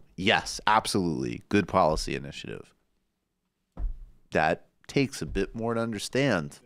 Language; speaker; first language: English; native; English